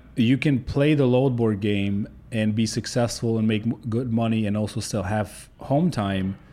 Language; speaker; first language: English; non-native, fluent; Polish